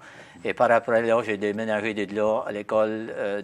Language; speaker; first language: French; native; French